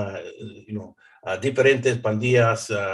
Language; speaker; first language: Spanish; early bilingual, heritage; English